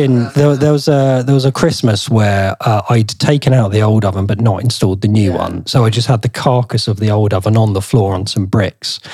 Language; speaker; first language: English; native; English